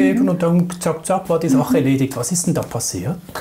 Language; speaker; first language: German; native; German